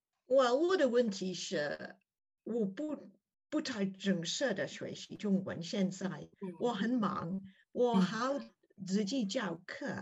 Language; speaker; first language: Chinese; non-native, learner; English